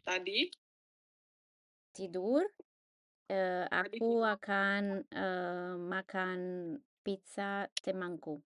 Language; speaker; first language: Indonesian; non-native, learner; English